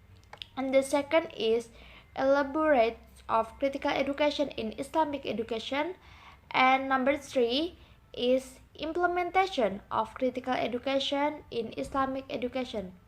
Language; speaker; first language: English; non-native, learner; Indonesian